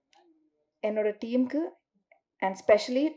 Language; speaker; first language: Tamil; non-native, learner; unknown